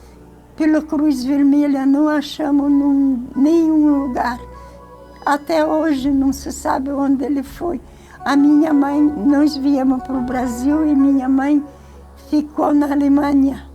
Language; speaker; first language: Portuguese; early bilingual, other home language; Ukrainian